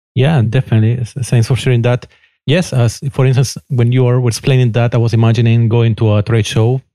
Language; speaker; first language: English; non-native, fluent; Spanish